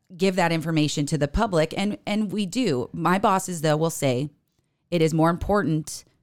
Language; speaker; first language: English; native; English